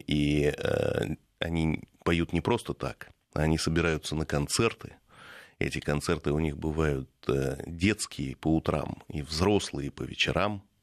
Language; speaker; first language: Russian; native; Russian